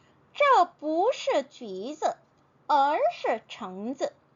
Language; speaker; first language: Chinese; non-native, fluent; Korean